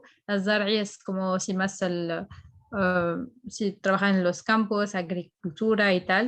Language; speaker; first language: Spanish; non-native, fluent; French